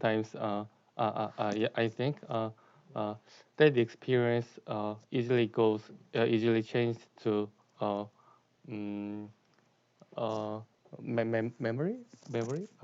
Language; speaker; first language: English; non-native, learner; Korean